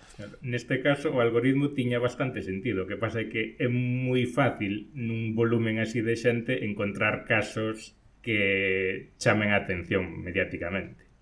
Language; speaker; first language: Galician; non-native, local second language; Spanish